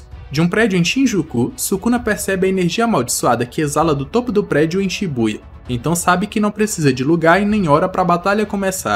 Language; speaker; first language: Portuguese; native; Portuguese